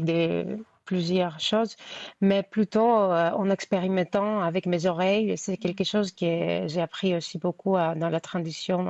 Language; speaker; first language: French; non-native, fluent; Greek